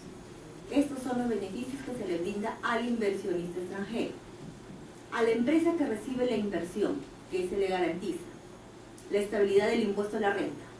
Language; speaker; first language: Spanish; native; Spanish